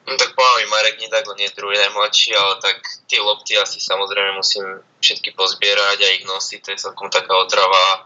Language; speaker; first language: Slovak; native; Slovak